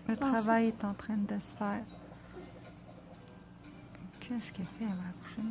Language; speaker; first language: French; native; French